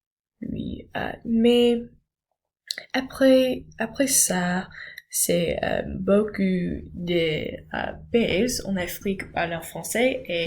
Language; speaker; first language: French; non-native, learner; English